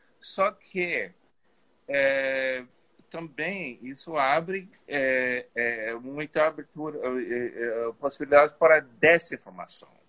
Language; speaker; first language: Portuguese; non-native, fluent; English